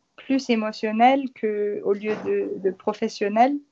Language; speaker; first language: French; native; French